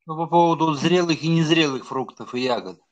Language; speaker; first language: Russian; native; Russian